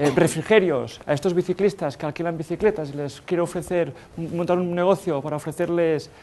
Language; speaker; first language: Spanish; native; Spanish